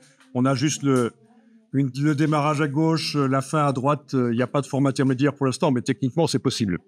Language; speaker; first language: French; native; French